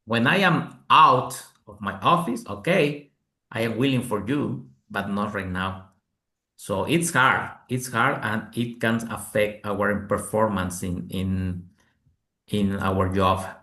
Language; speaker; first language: English; non-native, learner; Spanish